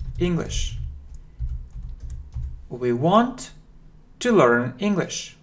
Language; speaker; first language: English; non-native, fluent; Russian